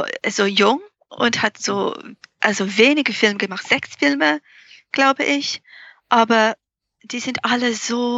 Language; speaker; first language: German; non-native, fluent; English